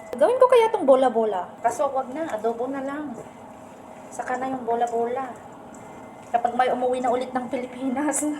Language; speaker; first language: Filipino; non-native, local second language; Iloko